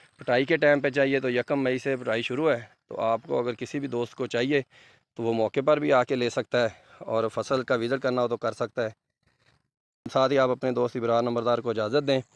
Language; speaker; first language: Urdu; native; Urdu